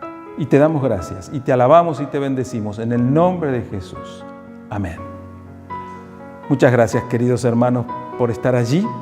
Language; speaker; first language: Spanish; native; Spanish